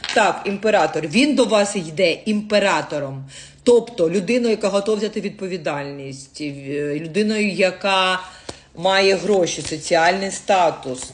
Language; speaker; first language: Ukrainian; native; Ukrainian